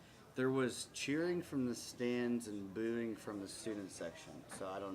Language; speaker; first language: English; native; English